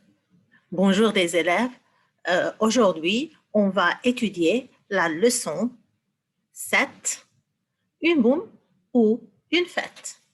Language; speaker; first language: French; non-native, fluent; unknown